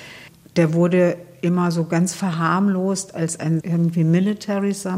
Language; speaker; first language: German; native; German